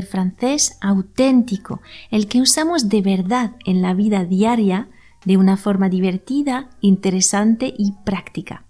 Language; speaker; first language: Spanish; non-native, fluent; French